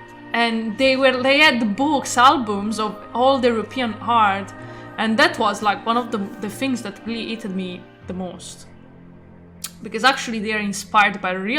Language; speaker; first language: English; non-native, fluent; Italian